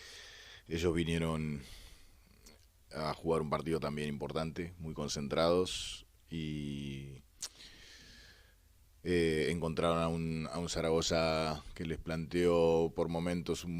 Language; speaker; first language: Spanish; native; Spanish